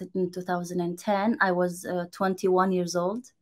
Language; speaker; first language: English; non-native, fluent; Romanian